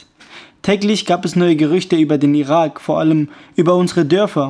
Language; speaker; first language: German; early bilingual, other home language; Kurdish